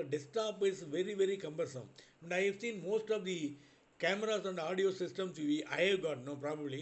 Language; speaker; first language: English; non-native, local second language; Tamil